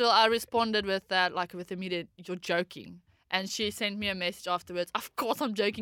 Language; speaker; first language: English; non-native, local second language; Afrikaans